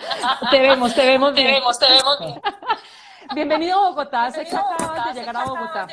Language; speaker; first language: Spanish; native; Spanish